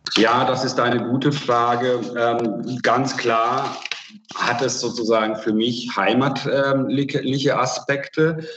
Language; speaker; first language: German; non-native, fluent; Hungarian